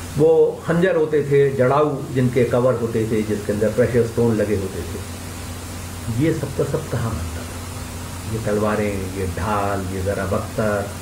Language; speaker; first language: Hindi; native; Hindi